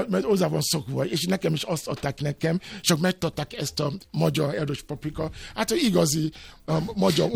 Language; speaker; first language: Hungarian; non-native, learner; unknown